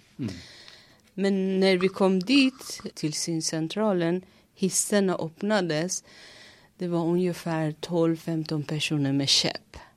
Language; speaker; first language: Swedish; non-native, fluent; Persian